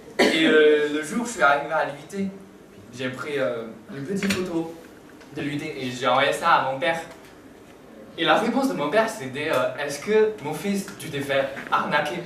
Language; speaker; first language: French; non-native, fluent; Chinese